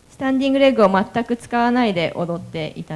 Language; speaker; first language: Japanese; native; Japanese